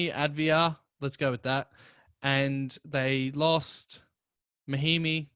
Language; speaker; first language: English; native; English